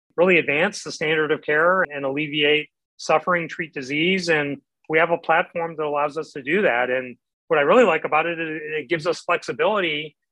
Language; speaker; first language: English; native; English